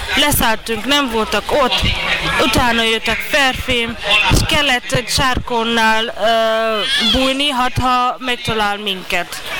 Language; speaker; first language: Hungarian; non-native, learner; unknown